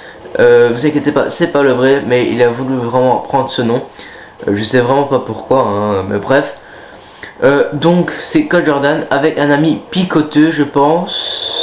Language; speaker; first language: French; native; French